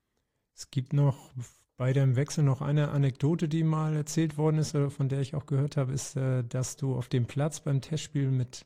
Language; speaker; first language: German; native; German